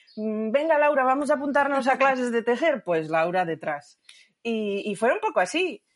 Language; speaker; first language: Spanish; native; Spanish